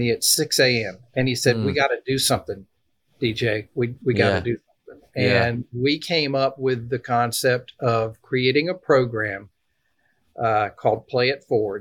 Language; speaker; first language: English; native; English